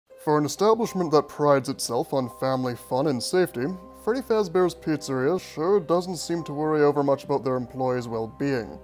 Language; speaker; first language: English; native; English